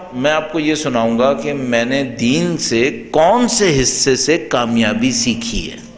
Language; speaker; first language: Urdu; native; Urdu